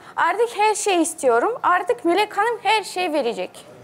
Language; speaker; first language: Turkish; non-native, learner; Russian